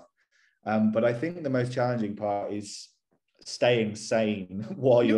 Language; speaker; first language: English; native; English